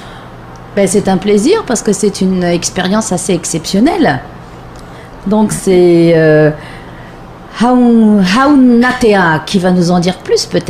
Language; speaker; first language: French; native; French